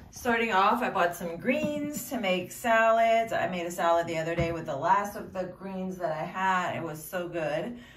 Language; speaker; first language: English; native; English